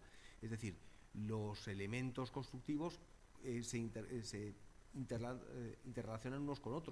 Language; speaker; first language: Spanish; native; Spanish